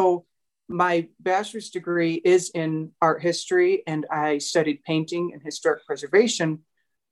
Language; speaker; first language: English; native; English